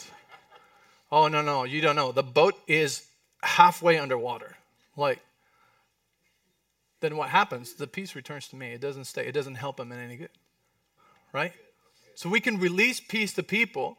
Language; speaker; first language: English; non-native, fluent; Spanish